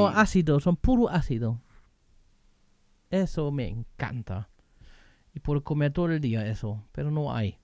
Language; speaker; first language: Spanish; non-native, learner; German